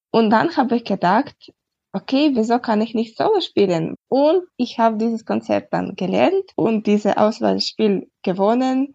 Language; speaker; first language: German; non-native, fluent; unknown